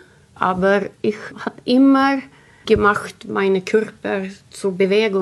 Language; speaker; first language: German; non-native, learner; Swedish